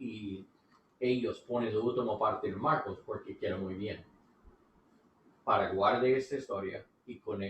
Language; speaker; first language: Spanish; non-native, learner; English